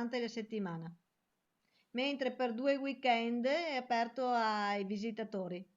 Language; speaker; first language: Italian; native; Italian